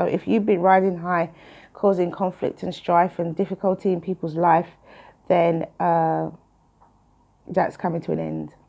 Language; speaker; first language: English; native; English